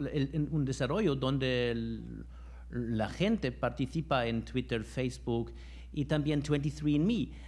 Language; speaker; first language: Spanish; non-native, fluent; German